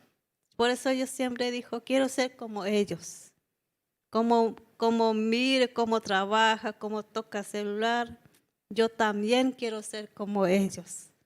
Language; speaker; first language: Spanish; non-native, local second language; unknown